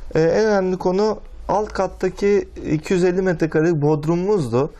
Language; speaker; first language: Turkish; native; Turkish